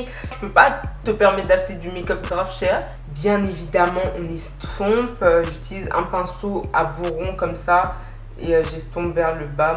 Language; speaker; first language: French; native; French